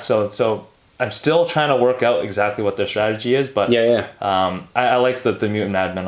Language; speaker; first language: English; native; English